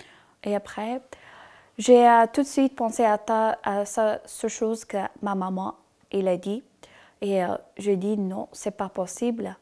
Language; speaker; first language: French; non-native, learner; Persian